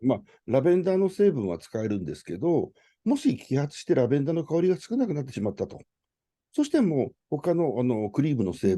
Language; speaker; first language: Japanese; native; Japanese